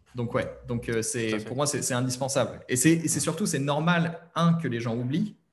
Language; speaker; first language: French; native; French